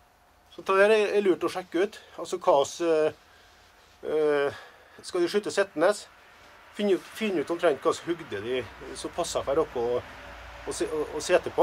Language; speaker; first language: Norwegian; native; Norwegian